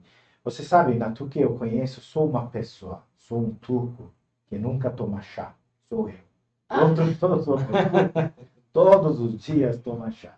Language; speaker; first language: Portuguese; non-native, fluent; Turkish